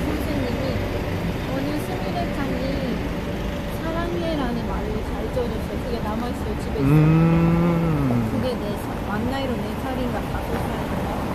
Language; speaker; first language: Korean; non-native, fluent; Japanese